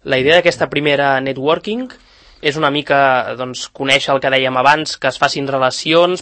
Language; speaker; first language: Catalan; native; Catalan